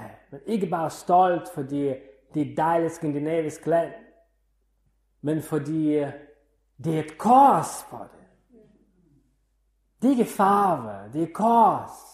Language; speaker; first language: Danish; non-native, fluent; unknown